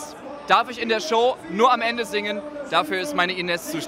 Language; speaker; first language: German; native; German